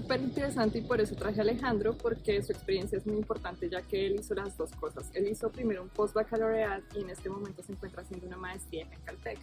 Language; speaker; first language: Spanish; native; Spanish